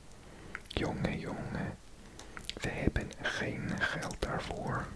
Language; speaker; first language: German; non-native, learner; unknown